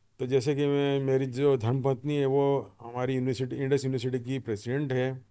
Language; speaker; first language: Hindi; native; Hindi